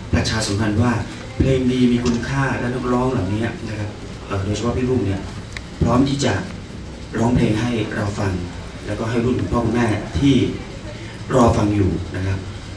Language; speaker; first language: Thai; native; Thai